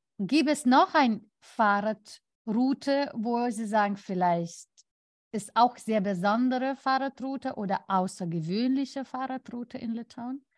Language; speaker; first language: German; non-native, fluent; Lithuanian